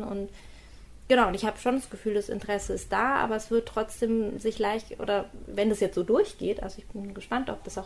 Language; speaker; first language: German; native; German